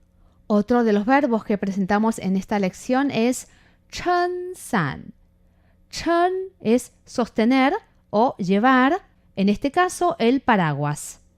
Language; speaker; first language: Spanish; non-native, fluent; Chinese